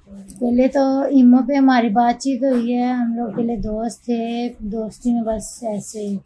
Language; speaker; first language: Urdu; non-native, local second language; Punjabi